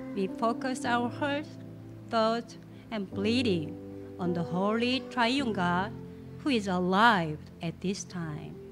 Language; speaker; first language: English; non-native, learner; Korean